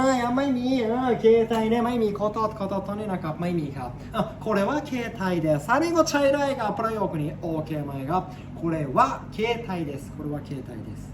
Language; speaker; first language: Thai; non-native, learner; Japanese